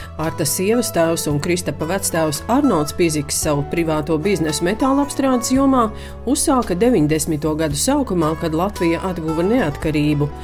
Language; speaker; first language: Latvian; native; Latvian